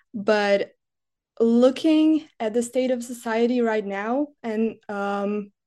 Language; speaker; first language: English; non-native, fluent; Slovak